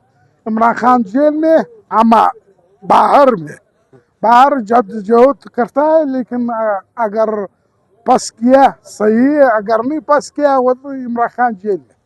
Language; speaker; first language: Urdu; non-native, local second language; Pashto